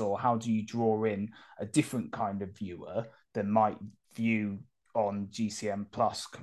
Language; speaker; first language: English; native; English